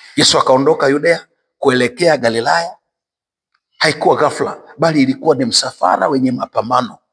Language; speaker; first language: Swahili; native; Swahili